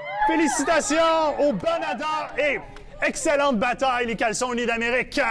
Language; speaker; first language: French; native; French